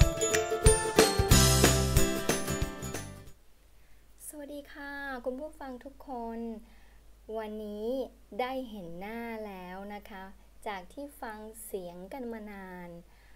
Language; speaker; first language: Thai; native; Thai